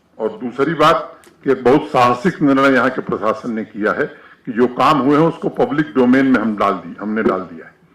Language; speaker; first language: Hindi; native; Hindi